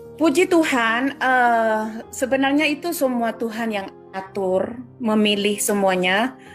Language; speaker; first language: Indonesian; non-native, local second language; Madurese